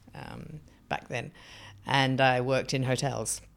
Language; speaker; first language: English; native; English